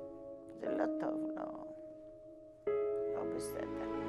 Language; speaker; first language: Hebrew; non-native, learner; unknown